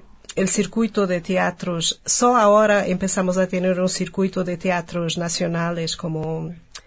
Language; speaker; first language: Spanish; non-native, fluent; Portuguese